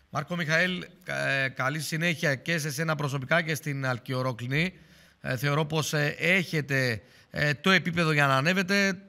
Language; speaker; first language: Greek; native; Greek